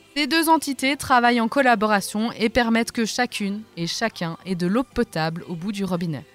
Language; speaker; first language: French; native; French